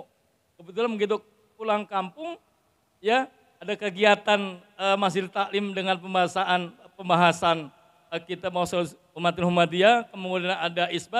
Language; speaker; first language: Indonesian; non-native, local second language; Sundanese